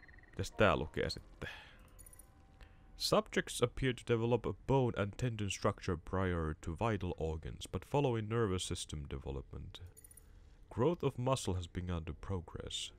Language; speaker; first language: English; non-native, fluent; Finnish